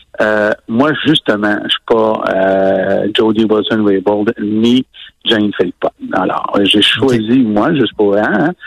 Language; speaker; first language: French; native; French